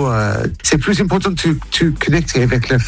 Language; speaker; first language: French; non-native, learner; English